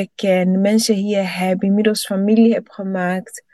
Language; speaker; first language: Dutch; early bilingual, other home language; Rundi